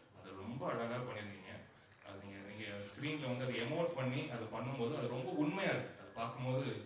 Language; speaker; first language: Tamil; native; Tamil